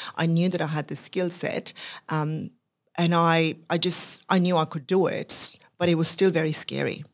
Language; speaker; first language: English; non-native, local second language; Urdu